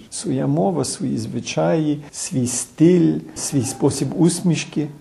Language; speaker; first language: Ukrainian; early bilingual, heritage; Ukrainian